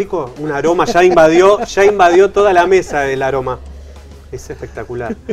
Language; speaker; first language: Spanish; native; Spanish